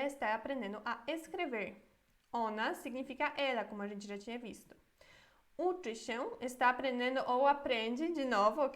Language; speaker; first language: Portuguese; non-native, fluent; Polish